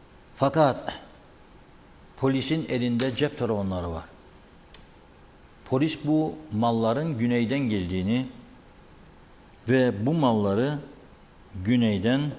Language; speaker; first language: Turkish; native; Turkish